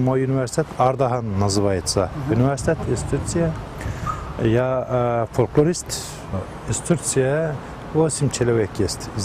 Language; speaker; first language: Russian; non-native, learner; Turkish